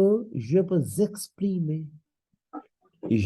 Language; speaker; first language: French; non-native, fluent; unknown